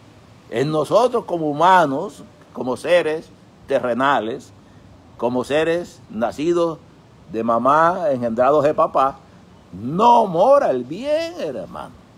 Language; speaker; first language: Spanish; native; Spanish